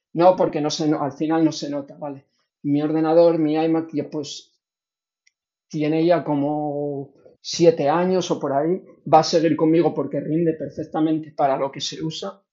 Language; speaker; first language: Spanish; native; Spanish